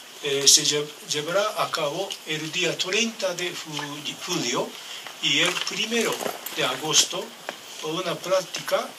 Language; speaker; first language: Spanish; non-native, learner; Japanese